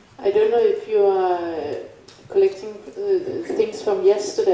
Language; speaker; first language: English; non-native, fluent; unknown